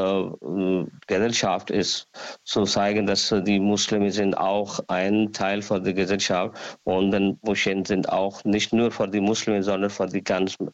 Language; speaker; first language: German; non-native, learner; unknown